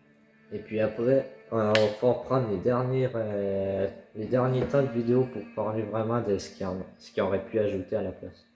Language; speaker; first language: French; native; French